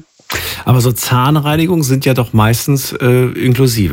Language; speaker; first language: German; native; German